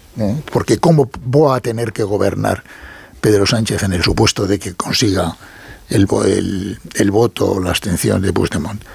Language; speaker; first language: Spanish; native; Spanish